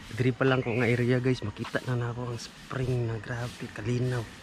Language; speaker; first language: Cebuano; native; Cebuano